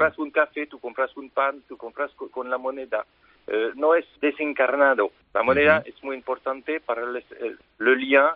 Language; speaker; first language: Spanish; early bilingual, heritage; French